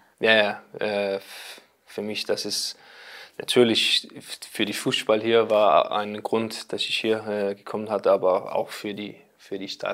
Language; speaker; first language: German; non-native, learner; Danish